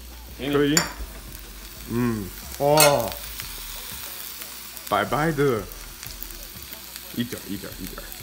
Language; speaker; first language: Chinese; non-native, learner; English